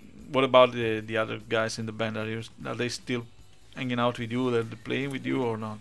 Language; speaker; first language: English; non-native, fluent; Italian